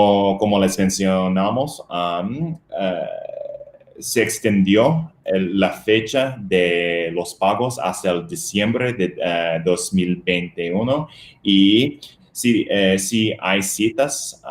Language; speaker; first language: Spanish; non-native, fluent; English